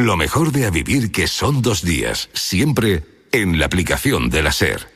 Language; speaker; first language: Spanish; native; Spanish